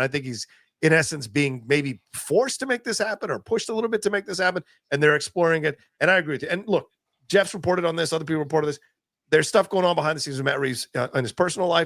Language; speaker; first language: English; native; English